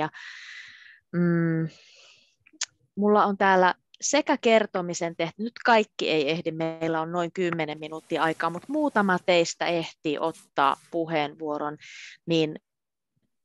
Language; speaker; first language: Finnish; native; Finnish